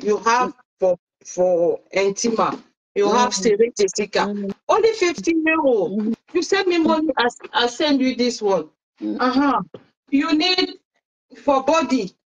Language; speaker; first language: English; non-native, local second language; French